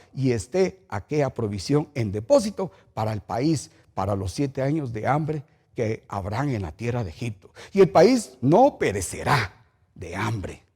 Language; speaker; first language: Spanish; native; Spanish